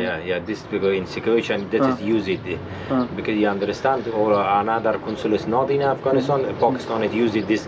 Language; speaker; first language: English; non-native, learner; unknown